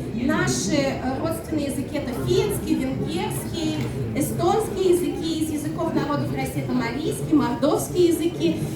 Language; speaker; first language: Russian; non-native, local second language; Udmurt